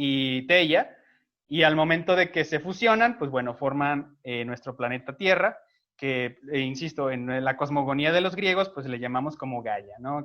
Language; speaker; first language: Spanish; native; Spanish